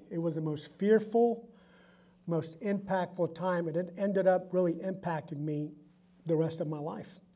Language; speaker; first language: English; early bilingual, other home language; Spanish